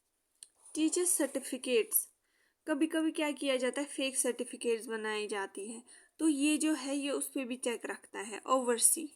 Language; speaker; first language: Hindi; native; Hindi